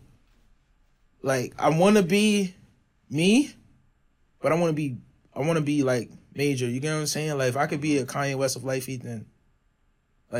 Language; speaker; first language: English; native; English